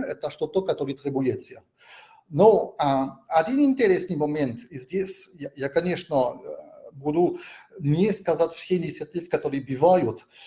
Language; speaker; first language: Russian; non-native, fluent; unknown